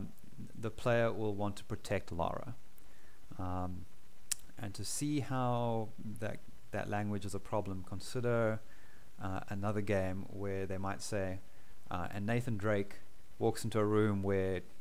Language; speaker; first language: English; native; English